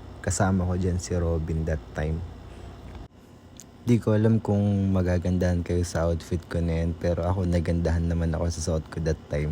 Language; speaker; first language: Filipino; native; Filipino